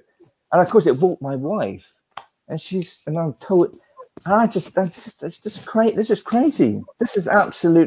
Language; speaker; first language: English; native; English